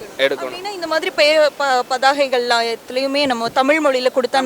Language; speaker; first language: Tamil; native; Tamil